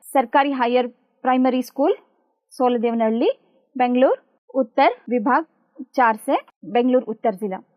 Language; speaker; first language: Hindi; non-native, local second language; Urdu